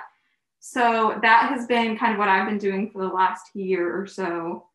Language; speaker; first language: English; native; English